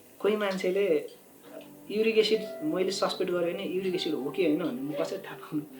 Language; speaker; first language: Nepali; native; Nepali